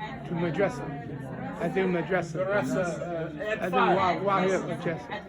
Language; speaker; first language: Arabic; non-native, learner; English